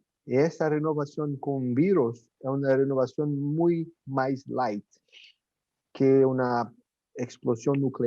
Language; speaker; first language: Spanish; non-native, fluent; Portuguese